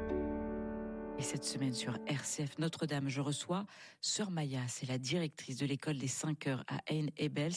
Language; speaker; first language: French; native; French